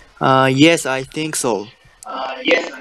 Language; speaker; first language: English; non-native, learner; Japanese